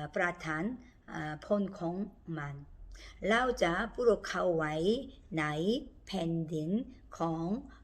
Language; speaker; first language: Thai; non-native, learner; Korean